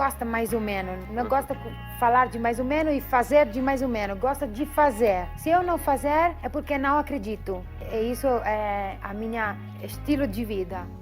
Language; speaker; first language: Portuguese; non-native, learner; Italian